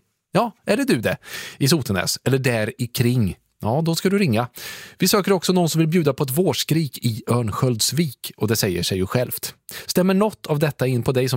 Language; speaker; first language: Swedish; native; Swedish